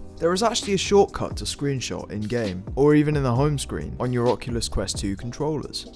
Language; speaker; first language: English; native; English